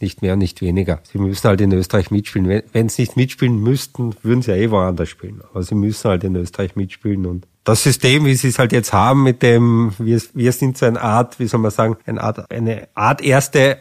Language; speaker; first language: German; native; German